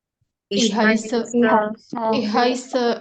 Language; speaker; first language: German; non-native, learner; Indonesian